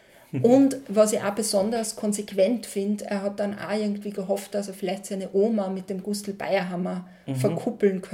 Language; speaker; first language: German; native; German